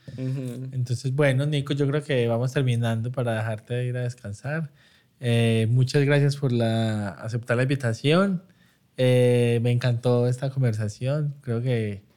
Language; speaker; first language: Spanish; native; Spanish